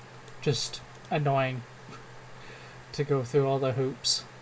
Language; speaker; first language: English; native; English